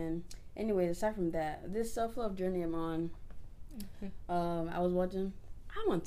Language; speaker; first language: English; native; English